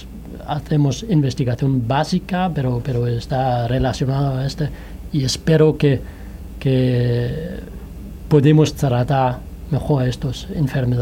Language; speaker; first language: Spanish; non-native, fluent; Danish